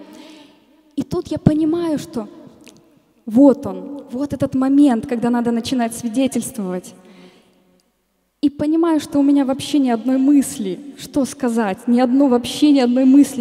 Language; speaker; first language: Russian; native; Russian